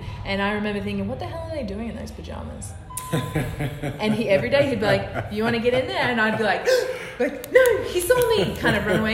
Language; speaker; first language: English; native; English